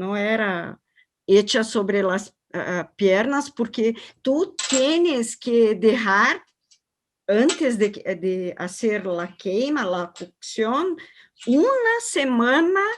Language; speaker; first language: Spanish; non-native, learner; Portuguese